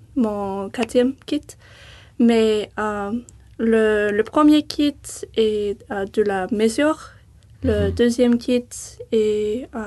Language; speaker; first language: French; non-native, fluent; English